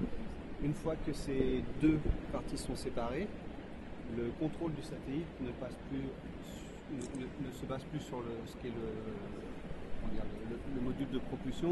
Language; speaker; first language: French; native; French